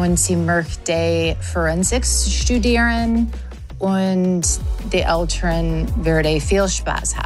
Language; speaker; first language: German; non-native, learner; English